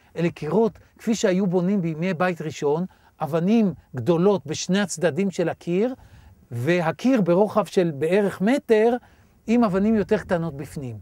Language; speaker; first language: Hebrew; native; Hebrew